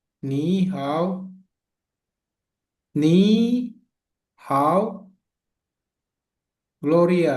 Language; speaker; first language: Chinese; non-native, learner; Indonesian